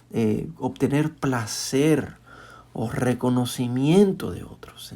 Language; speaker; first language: Spanish; native; Spanish